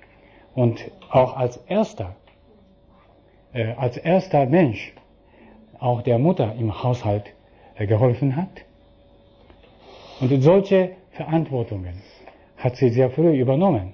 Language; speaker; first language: German; non-native, fluent; Japanese